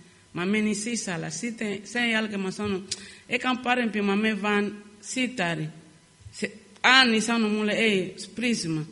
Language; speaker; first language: Finnish; non-native, learner; Lingala